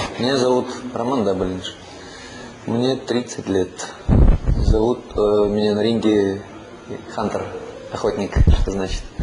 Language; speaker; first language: Russian; native; Russian